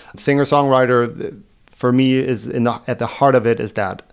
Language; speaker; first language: English; non-native, fluent; German